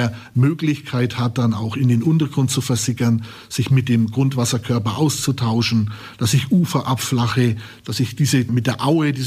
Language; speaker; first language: German; native; German